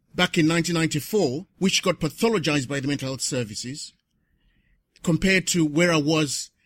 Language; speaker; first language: English; non-native, local second language; Shona